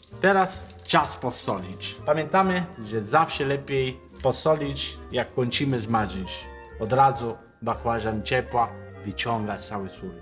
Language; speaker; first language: Polish; non-native, learner; Italian